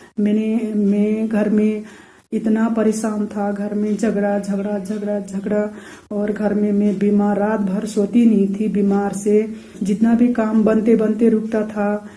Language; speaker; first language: Hindi; non-native, local second language; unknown